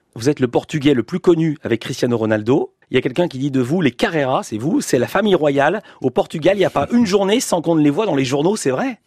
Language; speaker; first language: French; native; French